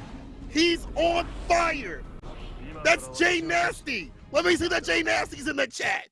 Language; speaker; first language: English; native; English